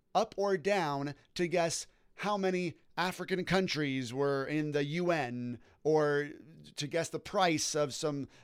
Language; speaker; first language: English; native; English